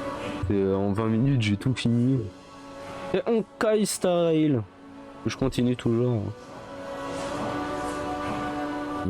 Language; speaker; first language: French; native; French